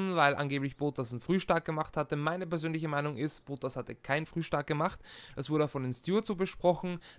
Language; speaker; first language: German; native; German